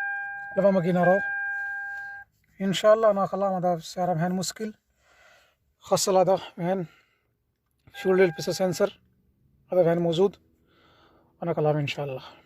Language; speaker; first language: Arabic; non-native, learner; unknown